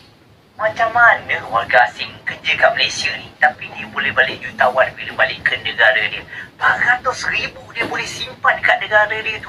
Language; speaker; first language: Malay; native; Malay